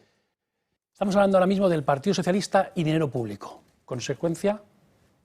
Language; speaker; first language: Spanish; native; Spanish